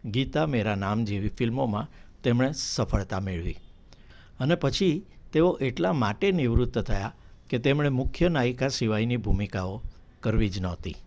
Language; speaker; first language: Gujarati; native; Gujarati